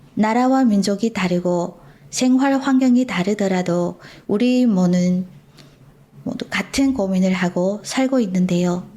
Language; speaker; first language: Korean; early bilingual, heritage; Korean